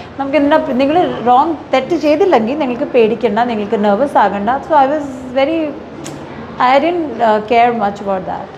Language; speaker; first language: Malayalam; non-native, learner; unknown